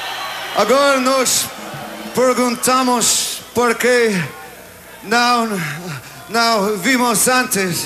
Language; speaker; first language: Portuguese; non-native, learner; English